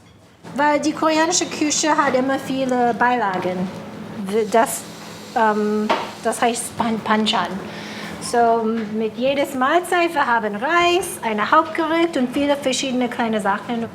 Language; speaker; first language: German; non-native, fluent; English